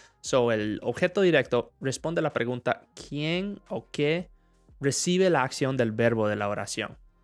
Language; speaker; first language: Spanish; non-native, fluent; English